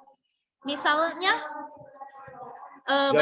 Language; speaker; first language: Indonesian; non-native, fluent; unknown